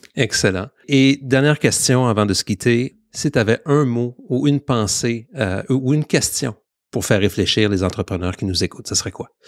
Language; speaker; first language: French; native; French